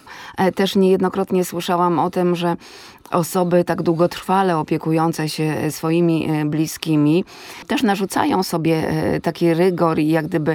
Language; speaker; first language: Polish; native; Polish